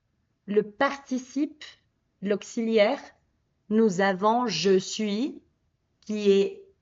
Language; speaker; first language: French; non-native, fluent; Spanish